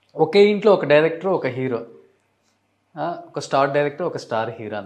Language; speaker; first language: Telugu; native; Telugu